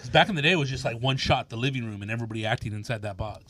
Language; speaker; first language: English; early bilingual, other home language; Spanish